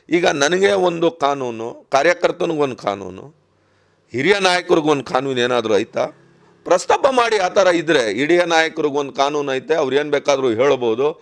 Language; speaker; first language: Kannada; non-native, local second language; Urdu